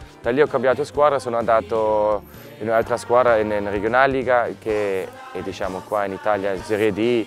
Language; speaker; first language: Italian; non-native, fluent; German